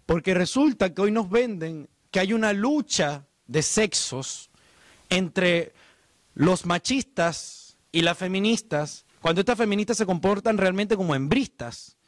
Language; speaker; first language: Spanish; native; Spanish